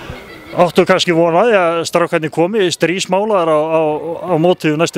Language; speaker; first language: Icelandic; native; Icelandic